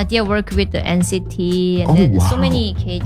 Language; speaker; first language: English; non-native, learner; Korean